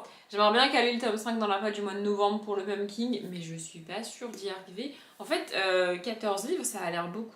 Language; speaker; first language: French; native; French